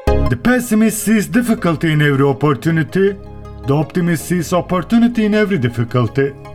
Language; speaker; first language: English; non-native, fluent; Turkish